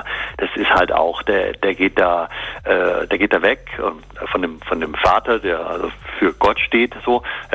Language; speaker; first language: German; native; German